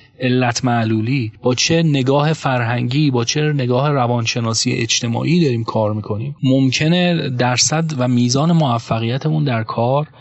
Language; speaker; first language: Persian; native; Persian